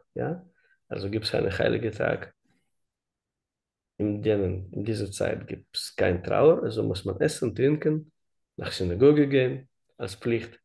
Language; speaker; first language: German; non-native, learner; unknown